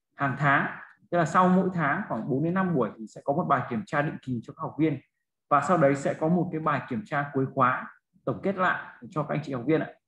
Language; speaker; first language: Vietnamese; native; Vietnamese